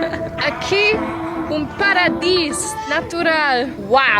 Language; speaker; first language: Spanish; non-native, learner; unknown